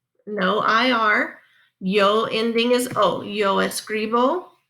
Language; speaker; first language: Spanish; non-native, fluent; English